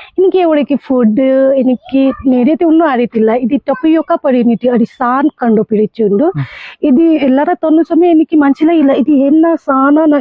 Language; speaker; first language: Malayalam; non-native, learner; Nepali